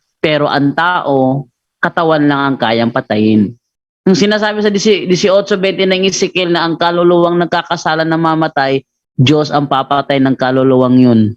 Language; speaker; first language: Filipino; non-native, local second language; Cebuano